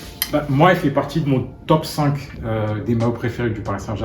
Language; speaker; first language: French; native; French